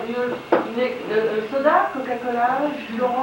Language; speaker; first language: French; early bilingual, other home language; Spanish